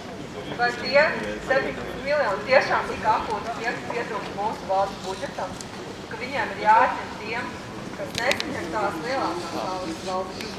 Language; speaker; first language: Latvian; native; Latvian